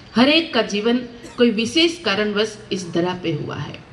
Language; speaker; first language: Hindi; non-native, local second language; Gujarati